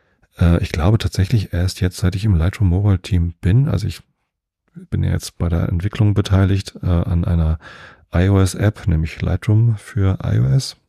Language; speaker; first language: German; native; German